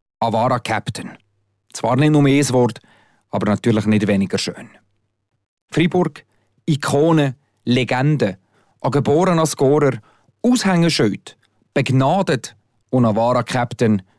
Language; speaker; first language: German; native; German